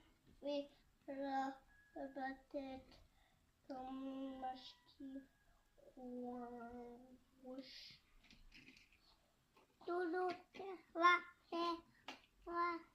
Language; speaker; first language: French; native; French